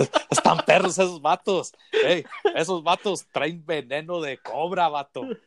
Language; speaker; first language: Spanish; early bilingual, heritage; Spanish